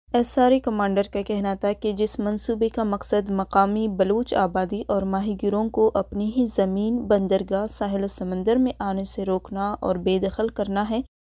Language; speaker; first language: Urdu; non-native, local second language; Baluchi